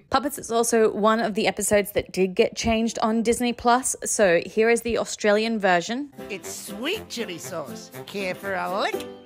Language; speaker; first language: English; native; English